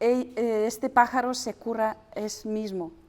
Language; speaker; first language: Spanish; non-native, learner; Russian